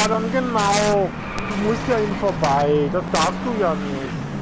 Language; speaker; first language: German; native; German